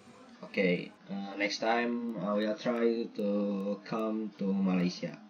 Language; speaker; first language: English; non-native, learner; Indonesian